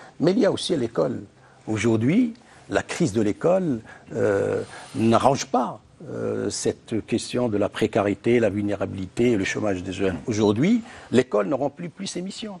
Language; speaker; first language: French; non-native, local second language; Arabic